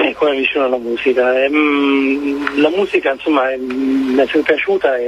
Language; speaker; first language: Italian; native; Italian